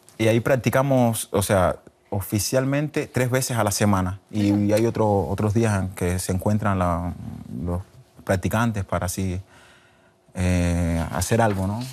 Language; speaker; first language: Spanish; native; Spanish